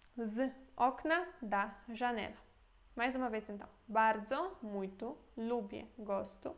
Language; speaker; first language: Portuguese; non-native, fluent; Polish